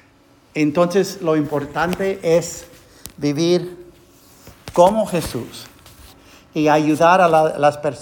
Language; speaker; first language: Spanish; non-native, fluent; English